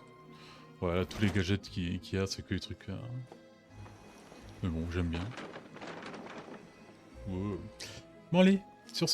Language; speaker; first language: French; native; French